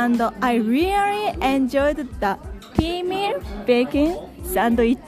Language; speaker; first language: English; non-native, learner; Japanese